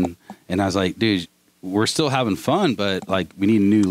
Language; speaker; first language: English; native; English